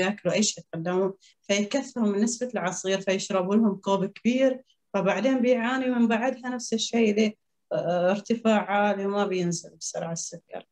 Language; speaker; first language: Arabic; native; Arabic